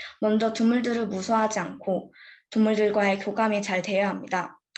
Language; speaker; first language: Korean; early bilingual, heritage; Korean